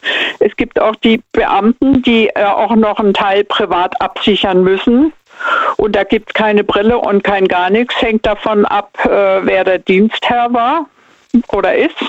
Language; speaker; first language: German; native; German